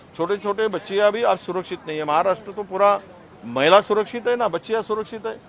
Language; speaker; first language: Hindi; non-native, local second language; Marathi